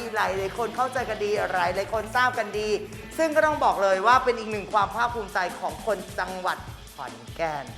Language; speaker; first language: Thai; native; Thai